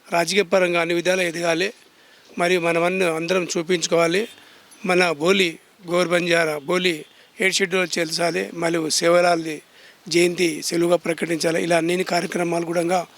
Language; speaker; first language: Telugu; non-native, local second language; Lambadi